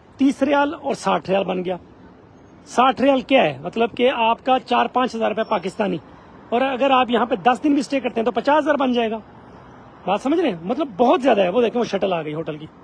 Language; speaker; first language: Urdu; non-native, local second language; Saraiki